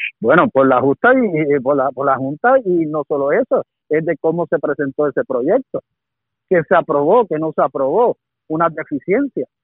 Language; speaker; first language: Spanish; native; Spanish